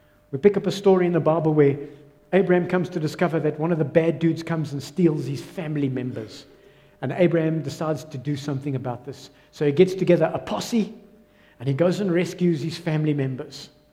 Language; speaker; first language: English; non-native, local second language; Afrikaans